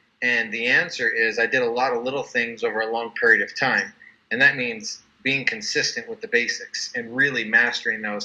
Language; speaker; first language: English; native; English